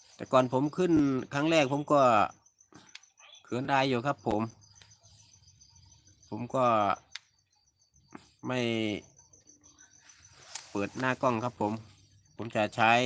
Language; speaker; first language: Thai; native; Thai